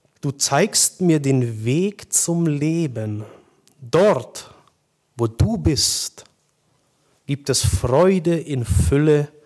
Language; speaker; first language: German; native; German